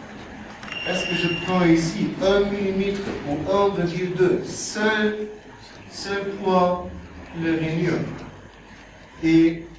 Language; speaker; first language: French; non-native, learner; German